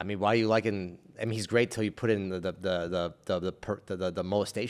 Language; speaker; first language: English; native; English